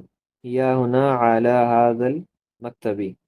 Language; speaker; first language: Arabic; non-native, learner; Urdu